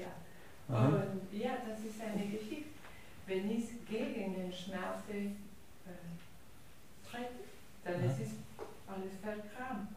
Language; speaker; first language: German; non-native, learner; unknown